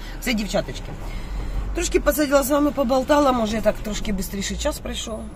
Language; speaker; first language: Ukrainian; non-native, local second language; Russian